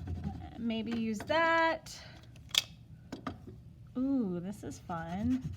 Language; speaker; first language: English; native; English